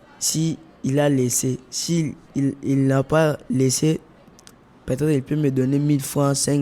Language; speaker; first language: French; non-native, local second language; Lingala